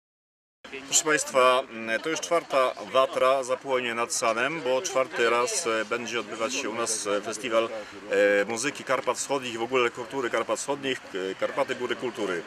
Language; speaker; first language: Polish; native; Polish